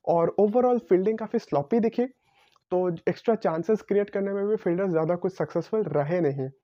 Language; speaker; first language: Hindi; non-native, local second language; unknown